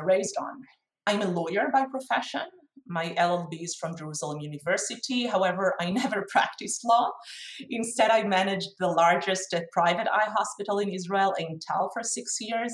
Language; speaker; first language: English; non-native, fluent; Hebrew